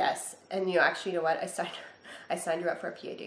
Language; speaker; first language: English; native; English